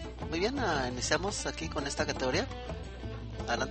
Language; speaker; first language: Spanish; native; Spanish